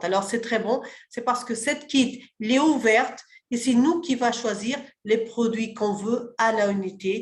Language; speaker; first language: French; early bilingual, other home language; Portuguese